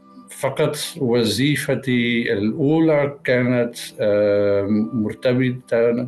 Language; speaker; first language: Arabic; non-native, learner; Dutch